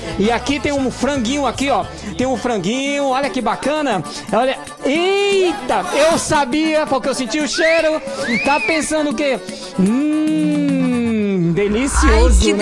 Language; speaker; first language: Portuguese; native; Portuguese